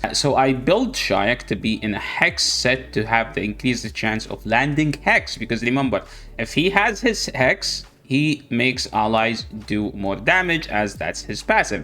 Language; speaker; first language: English; non-native, fluent; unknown